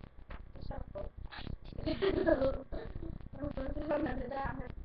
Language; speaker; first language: Danish; native; Danish